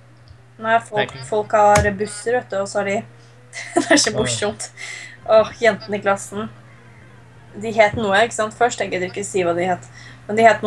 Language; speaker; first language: Norwegian; native; Norwegian